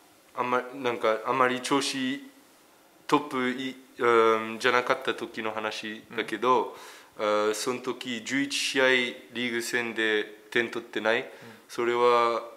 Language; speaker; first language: Japanese; early bilingual, heritage; French